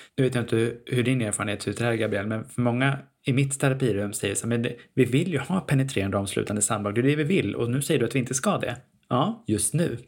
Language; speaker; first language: Swedish; native; Swedish